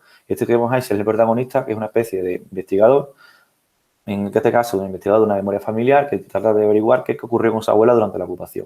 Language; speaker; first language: Spanish; native; Spanish